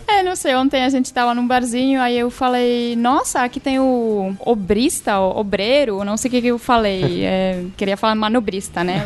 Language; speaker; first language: Portuguese; non-native, fluent; Czech